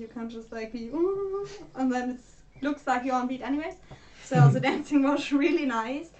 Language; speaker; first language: English; non-native, fluent; German